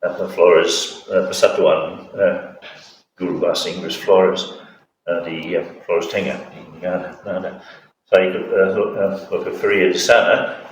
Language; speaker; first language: Indonesian; non-native, fluent; English